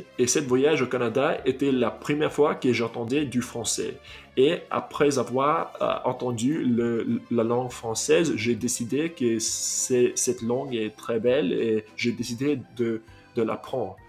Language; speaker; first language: French; non-native, fluent; English